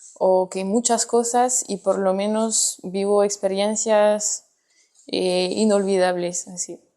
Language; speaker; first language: Spanish; non-native, fluent; French